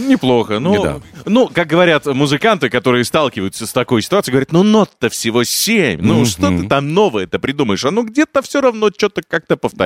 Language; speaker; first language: Russian; native; Russian